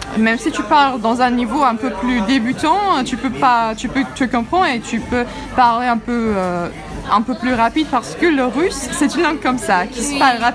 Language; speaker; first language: French; non-native, fluent; Turkish